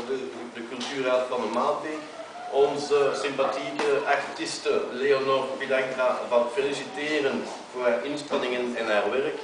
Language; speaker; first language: Dutch; native; Dutch